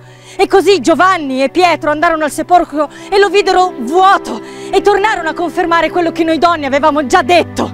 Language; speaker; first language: Italian; native; Italian